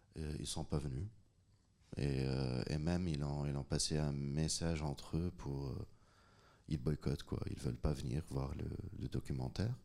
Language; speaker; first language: French; non-native, local second language; Arabic